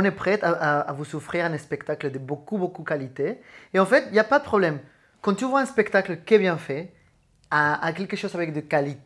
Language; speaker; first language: French; native; French